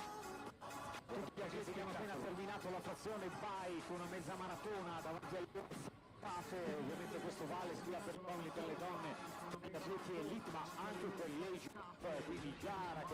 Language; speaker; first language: Italian; native; Italian